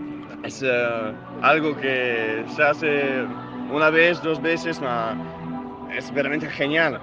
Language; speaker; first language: Spanish; non-native, learner; French